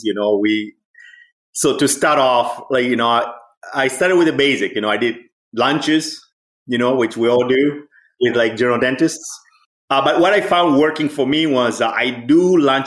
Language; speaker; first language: English; non-native, local second language; Swahili